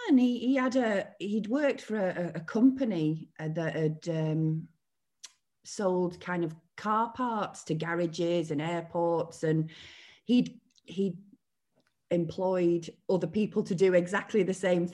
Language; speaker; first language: English; native; English